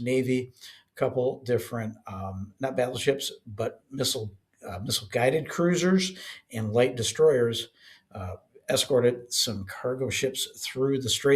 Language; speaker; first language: English; native; English